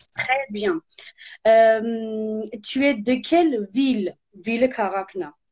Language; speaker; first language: French; non-native, fluent; Armenian